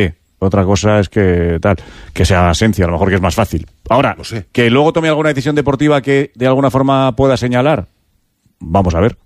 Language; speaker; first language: Spanish; native; Spanish